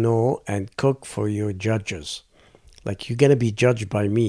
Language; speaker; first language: English; non-native, fluent; Arabic